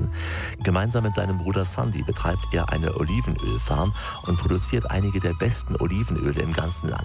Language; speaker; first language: German; native; German